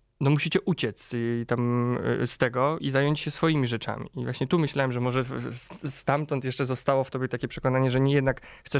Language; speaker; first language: Polish; native; Polish